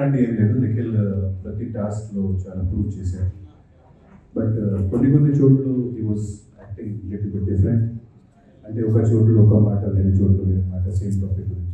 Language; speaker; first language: Telugu; non-native, fluent; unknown